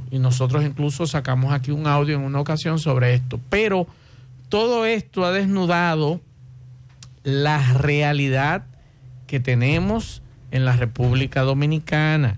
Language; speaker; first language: Spanish; native; Spanish